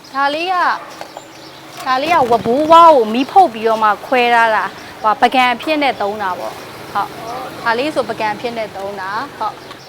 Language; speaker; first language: Burmese; non-native, local second language; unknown